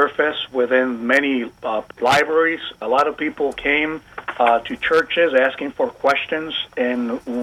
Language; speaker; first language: English; non-native, fluent; Spanish